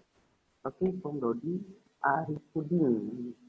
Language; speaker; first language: English; non-native, learner; Indonesian